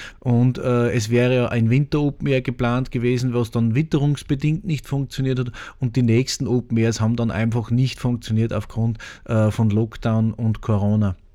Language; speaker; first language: German; native; German